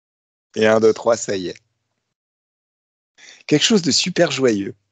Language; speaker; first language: French; native; French